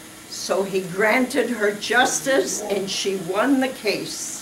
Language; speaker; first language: English; early bilingual, other home language; Ukrainian